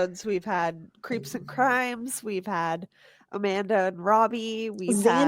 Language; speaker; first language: English; native; English